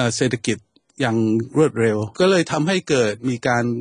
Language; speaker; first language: Thai; native; Thai